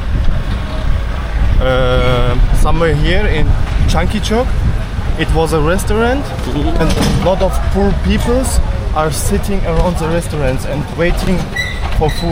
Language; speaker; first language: English; non-native, learner; Turkish